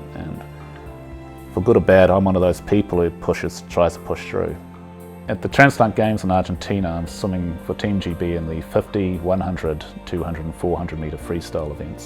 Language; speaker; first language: English; native; English